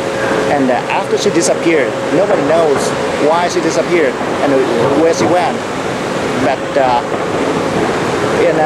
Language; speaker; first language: English; non-native, fluent; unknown